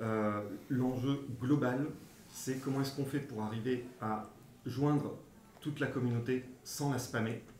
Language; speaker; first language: French; native; French